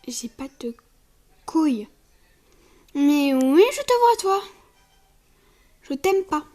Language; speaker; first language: French; native; French